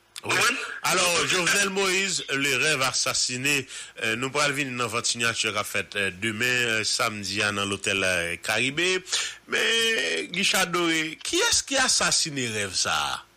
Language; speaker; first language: French; non-native, local second language; Haitian Creole